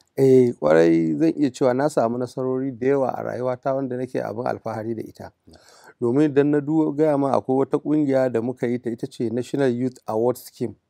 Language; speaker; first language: Hausa; native; Hausa